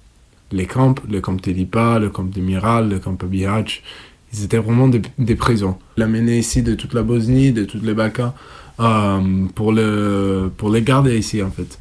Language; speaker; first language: French; non-native, fluent; Italian